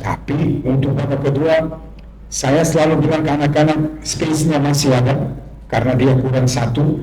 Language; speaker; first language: Indonesian; non-native, fluent; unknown